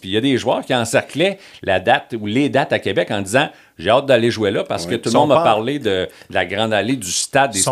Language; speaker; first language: French; native; French